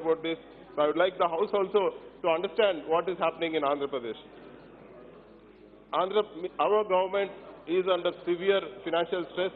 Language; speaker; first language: English; non-native, local second language; Telugu